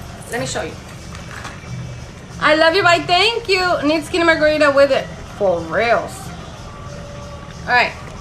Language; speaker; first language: English; early bilingual, other home language; Spanish